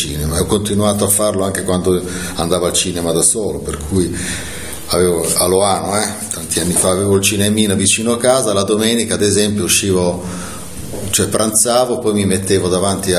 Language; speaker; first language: Italian; native; Italian